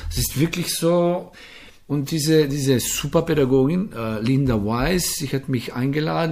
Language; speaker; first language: German; non-native, fluent; Slovenian